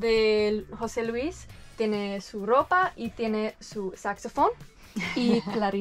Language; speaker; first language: Spanish; non-native, fluent; English